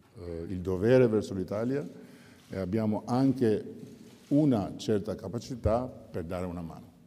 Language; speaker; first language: Italian; non-native, fluent; Albanian